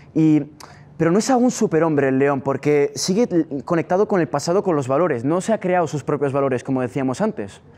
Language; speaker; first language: Spanish; non-native, fluent; Italian